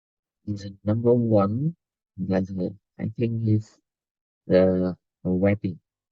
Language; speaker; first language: English; non-native, learner; Vietnamese